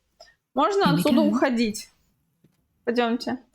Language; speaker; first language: Russian; native; Russian